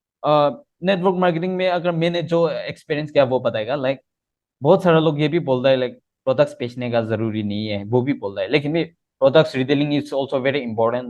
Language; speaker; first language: Hindi; non-native, local second language; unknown